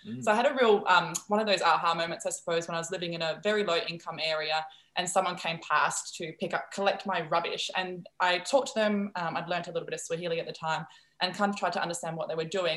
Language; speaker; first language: English; non-native, fluent; Dutch